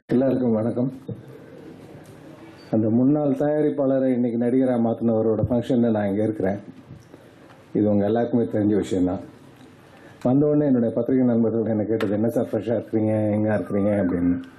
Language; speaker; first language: Tamil; native; Tamil